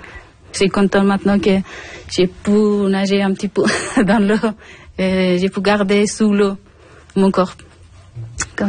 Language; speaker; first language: French; non-native, learner; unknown